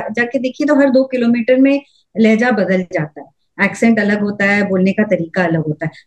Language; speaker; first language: Hindi; native; Hindi